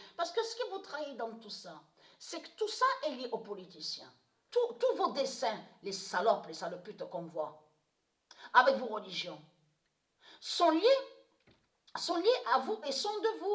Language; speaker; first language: French; native; French